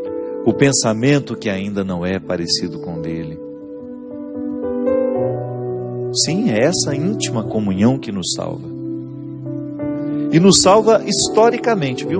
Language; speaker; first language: Portuguese; native; Portuguese